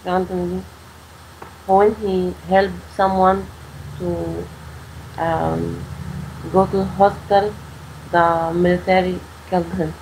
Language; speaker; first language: English; non-native, learner; Arabic